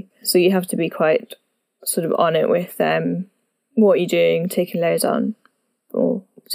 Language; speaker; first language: English; native; English